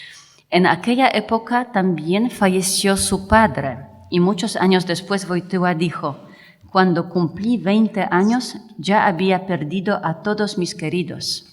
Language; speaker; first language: Spanish; non-native, fluent; Polish